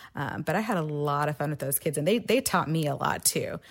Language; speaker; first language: English; native; English